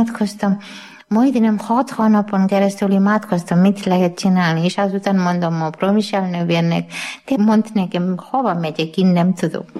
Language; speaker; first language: Hungarian; non-native, learner; Malayalam